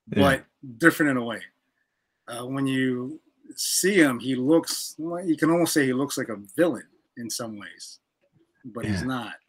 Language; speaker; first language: English; native; English